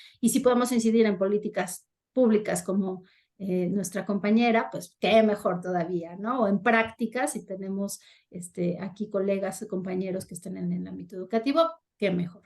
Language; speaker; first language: Spanish; native; Spanish